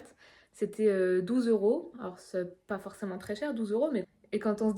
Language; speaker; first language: French; native; French